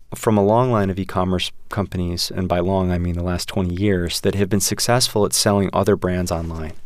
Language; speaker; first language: English; native; English